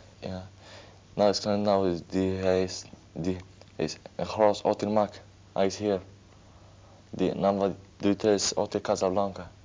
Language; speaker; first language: Dutch; non-native, learner; Arabic